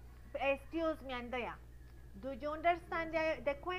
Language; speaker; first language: English; non-native, learner; Spanish